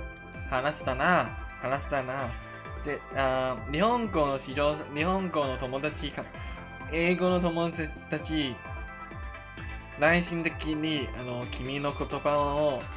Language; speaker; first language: Japanese; non-native, learner; Cantonese